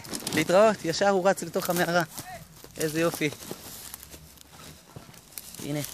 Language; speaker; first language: Hebrew; native; Hebrew